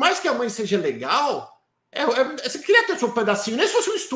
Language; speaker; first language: Portuguese; native; Portuguese